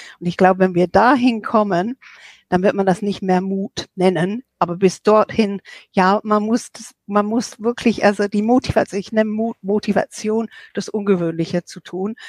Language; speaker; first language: German; non-native, fluent; English